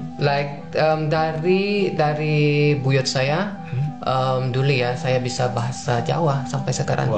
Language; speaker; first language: Indonesian; non-native, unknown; Javanese